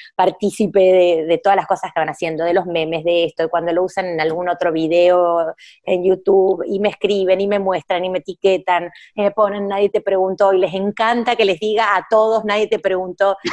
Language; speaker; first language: Spanish; native; Spanish